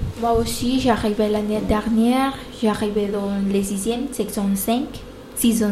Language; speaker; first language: French; non-native, learner; Spanish